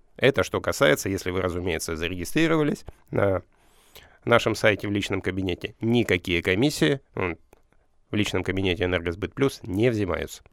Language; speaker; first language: Russian; native; Russian